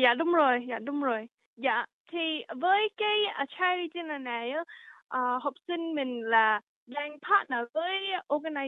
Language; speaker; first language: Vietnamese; early bilingual, heritage; Vietnamese